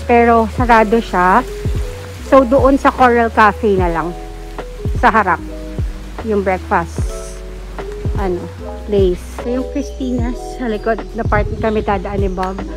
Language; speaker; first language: Filipino; native; Filipino